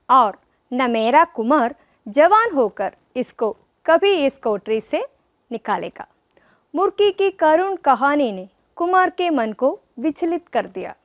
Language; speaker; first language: Hindi; non-native, local second language; Malayalam